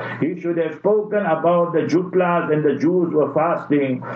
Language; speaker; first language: English; native; English